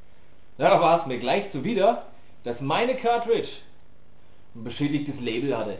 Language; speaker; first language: German; native; German